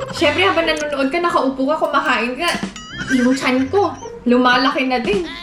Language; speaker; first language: Filipino; native; Filipino